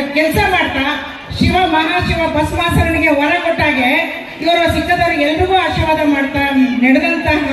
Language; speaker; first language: Kannada; native; Kannada